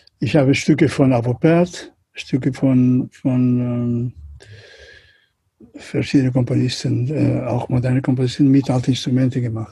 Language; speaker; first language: German; non-native, learner; Catalan